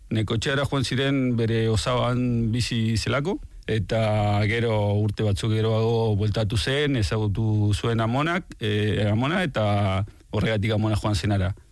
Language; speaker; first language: Basque; non-native, fluent; Spanish